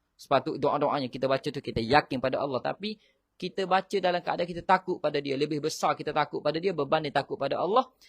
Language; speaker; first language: Malay; native; Malay